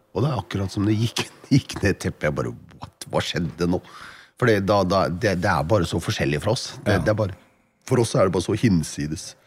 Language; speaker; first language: Norwegian; native; Norwegian